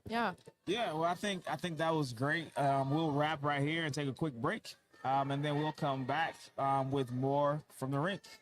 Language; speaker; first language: English; native; English